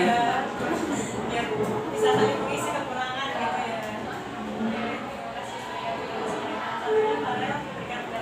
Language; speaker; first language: Indonesian; native; Indonesian